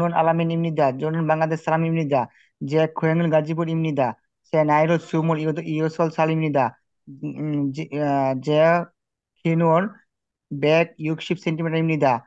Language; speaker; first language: Korean; non-native, learner; Bangla